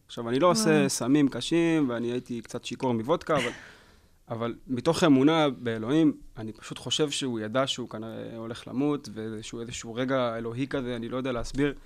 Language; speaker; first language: Hebrew; native; Hebrew